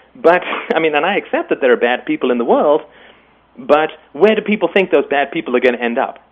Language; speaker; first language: English; native; English